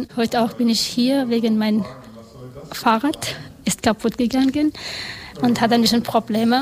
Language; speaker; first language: German; non-native, learner; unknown